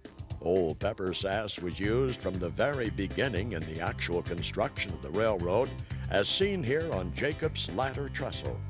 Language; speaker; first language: English; native; English